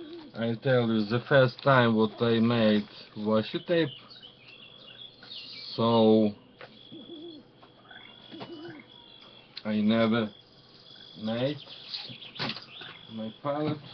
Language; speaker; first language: English; non-native, learner; Ukrainian